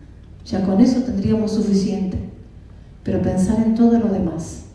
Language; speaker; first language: Spanish; native; Spanish